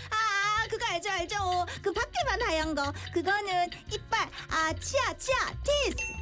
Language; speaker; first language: Korean; native; Korean